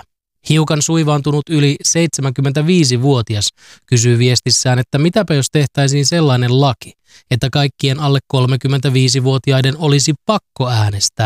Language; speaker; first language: Finnish; native; Finnish